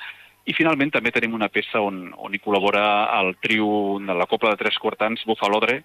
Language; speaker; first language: Catalan; native; Catalan